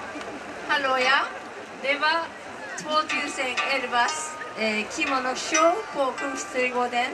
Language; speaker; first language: Swedish; non-native, learner; Japanese